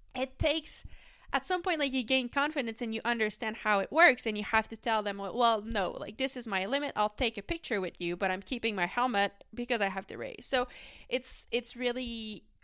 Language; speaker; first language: English; non-native, fluent; French